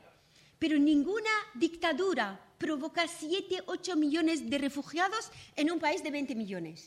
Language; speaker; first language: Spanish; non-native, fluent; Persian